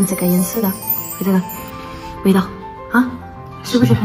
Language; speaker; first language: Chinese; non-native, learner; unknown